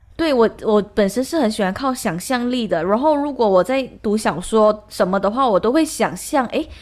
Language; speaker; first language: Chinese; native; Chinese